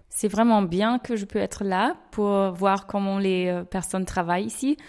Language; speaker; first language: French; non-native, fluent; German